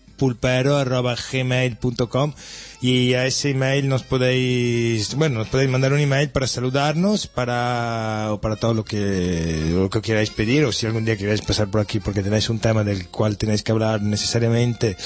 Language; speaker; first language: Spanish; non-native, fluent; Italian